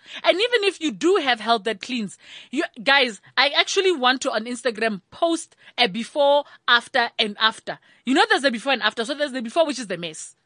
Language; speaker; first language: English; non-native, local second language; Tswana